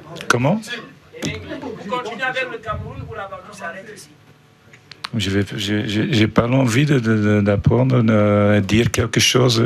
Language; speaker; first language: French; non-native, fluent; Dutch